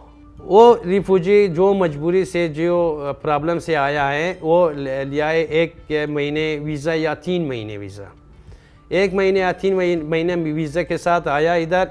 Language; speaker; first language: Hindi; non-native, fluent; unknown